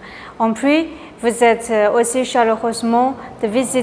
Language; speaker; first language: French; non-native, learner; Chinese